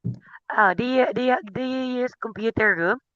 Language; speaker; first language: English; non-native, fluent; Filipino